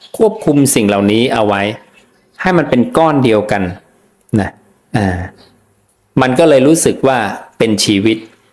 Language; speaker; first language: Thai; native; Thai